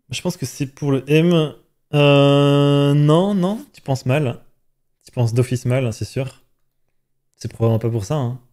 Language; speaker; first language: French; native; French